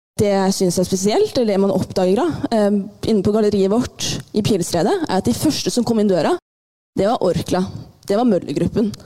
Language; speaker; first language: Norwegian; early bilingual, other home language; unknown